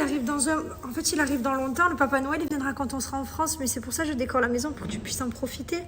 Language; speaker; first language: French; native; French